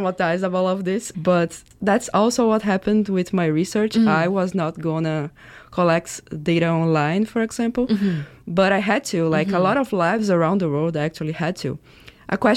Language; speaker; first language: English; non-native, fluent; Portuguese